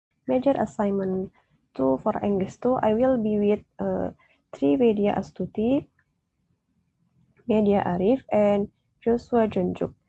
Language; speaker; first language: English; non-native, learner; Indonesian